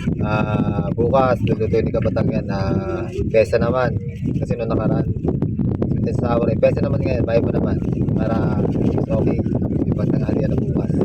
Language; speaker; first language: Filipino; native; Filipino